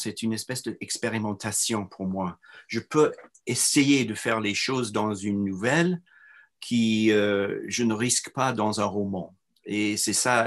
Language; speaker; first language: French; non-native, fluent; English